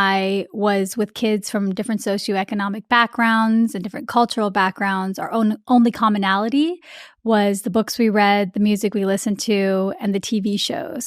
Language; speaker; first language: English; early bilingual, other home language; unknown